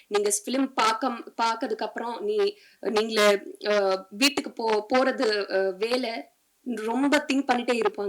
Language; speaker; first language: Tamil; non-native, learner; Telugu